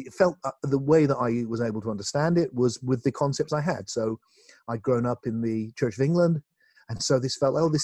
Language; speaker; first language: English; native; English